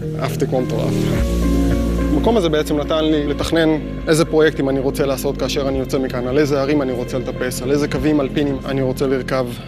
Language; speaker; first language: Hebrew; native; Hebrew